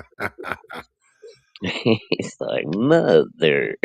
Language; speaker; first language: English; native; English